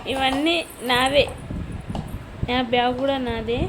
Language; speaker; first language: Telugu; native; Telugu